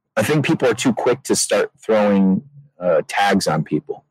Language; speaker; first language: English; native; English